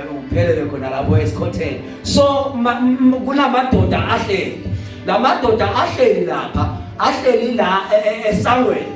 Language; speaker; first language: Zulu; non-native, local second language; Swati